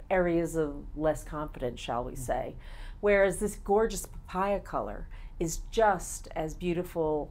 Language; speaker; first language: English; native; English